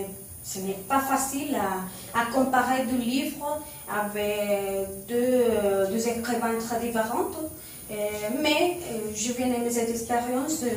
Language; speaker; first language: French; non-native, learner; Spanish